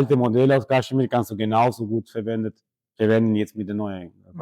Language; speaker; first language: German; non-native, fluent; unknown